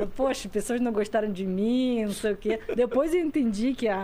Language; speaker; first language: Portuguese; non-native, fluent; Russian